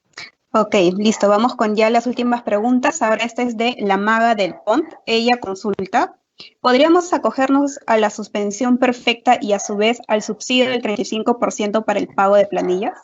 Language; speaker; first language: Spanish; native; Spanish